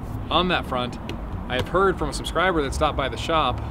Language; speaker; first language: English; native; English